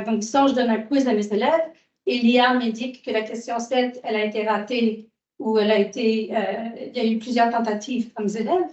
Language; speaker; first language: French; native; French